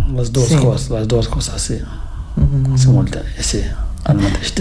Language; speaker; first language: Catalan; non-native, fluent; Fula